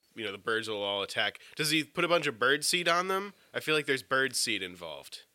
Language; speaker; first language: English; native; English